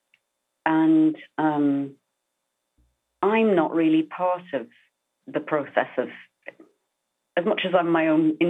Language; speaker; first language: English; native; English